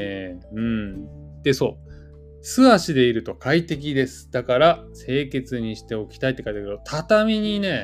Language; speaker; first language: Japanese; native; Japanese